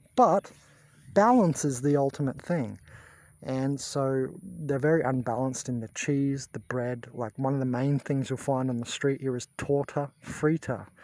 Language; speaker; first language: English; native; English